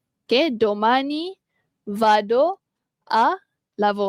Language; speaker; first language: Italian; non-native, fluent; Malay